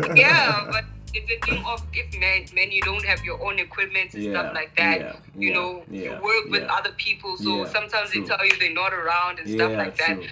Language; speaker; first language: English; non-native, local second language; Zulu